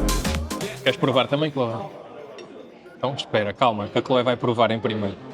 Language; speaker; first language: Portuguese; native; Portuguese